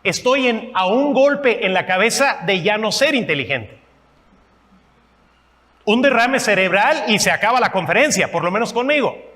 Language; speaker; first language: Spanish; non-native, fluent; English